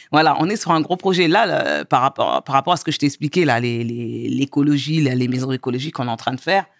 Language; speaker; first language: French; early bilingual, other home language; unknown